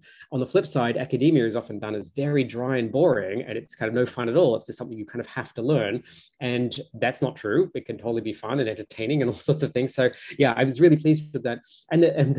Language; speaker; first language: English; native; English